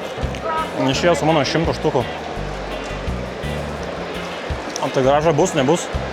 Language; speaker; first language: Russian; non-native, learner; Lithuanian